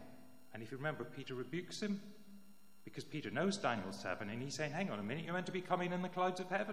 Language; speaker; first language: English; native; English